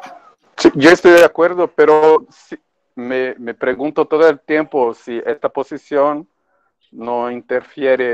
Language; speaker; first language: Spanish; non-native, fluent; Portuguese